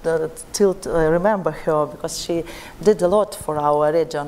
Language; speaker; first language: English; non-native, learner; Ukrainian